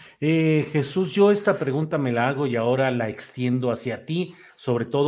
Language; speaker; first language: Spanish; native; Spanish